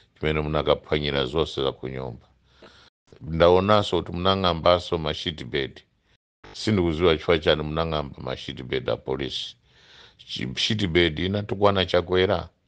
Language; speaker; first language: Nyanja; non-native, local second language; Tumbuka